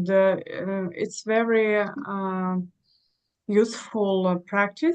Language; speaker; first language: English; non-native, learner; Russian